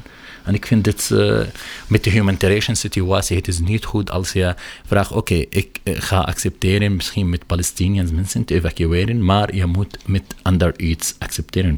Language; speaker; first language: Dutch; non-native, learner; Arabic